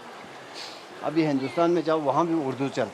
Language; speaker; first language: Hindi; non-native, local second language; Balti